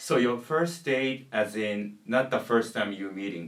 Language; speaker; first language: English; non-native, learner; Japanese